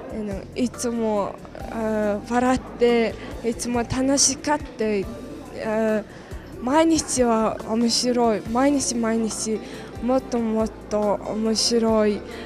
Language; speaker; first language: Japanese; non-native, learner; Mongolian